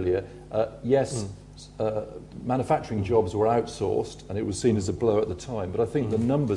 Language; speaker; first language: English; native; English